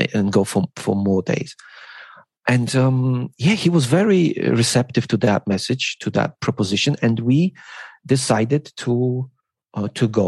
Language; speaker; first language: English; non-native, fluent; Polish